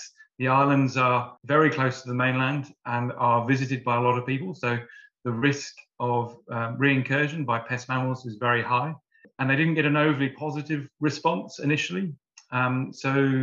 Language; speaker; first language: English; native; English